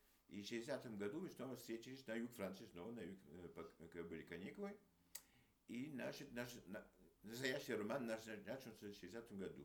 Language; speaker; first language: Russian; early bilingual, heritage; Russian